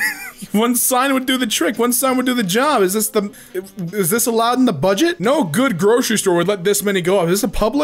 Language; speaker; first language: English; native; English